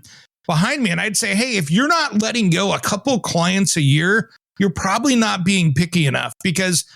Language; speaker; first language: English; native; English